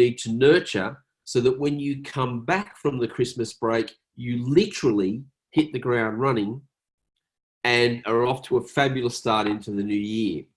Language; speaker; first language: English; native; English